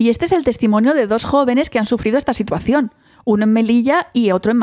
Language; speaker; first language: Spanish; native; Spanish